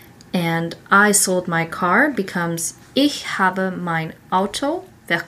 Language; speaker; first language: German; non-native, learner; English